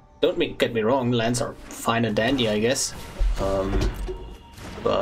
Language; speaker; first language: English; non-native, fluent; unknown